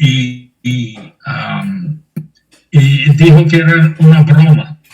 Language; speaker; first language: Spanish; non-native, fluent; English